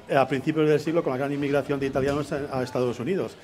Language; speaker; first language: Spanish; native; Spanish